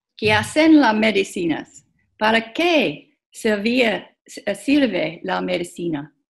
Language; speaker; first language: Spanish; non-native, learner; English